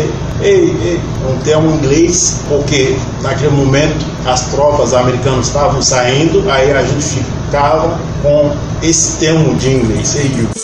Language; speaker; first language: Portuguese; non-native, fluent; Haitian Creole